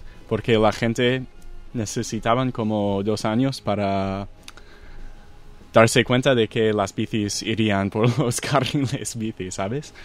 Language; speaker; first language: Spanish; non-native, fluent; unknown